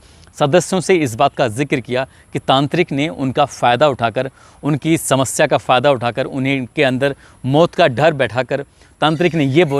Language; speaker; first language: Hindi; native; Hindi